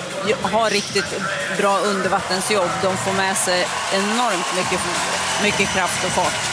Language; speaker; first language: Swedish; native; Swedish